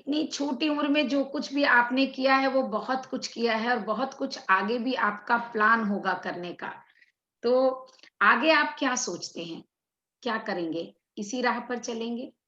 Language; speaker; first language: Hindi; native; Hindi